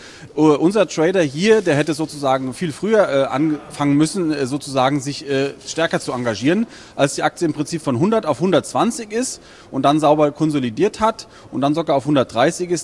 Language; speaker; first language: German; native; German